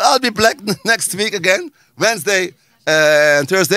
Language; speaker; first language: English; non-native, fluent; Dutch